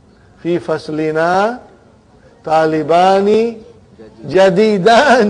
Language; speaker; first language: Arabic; non-native, fluent; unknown